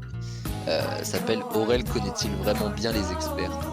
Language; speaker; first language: French; native; French